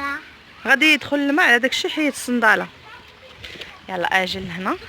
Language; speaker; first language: Arabic; native; Arabic